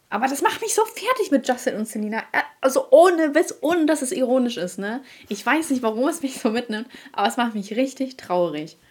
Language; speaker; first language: German; early bilingual, other home language; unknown